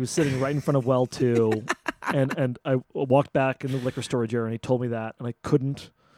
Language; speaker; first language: English; native; English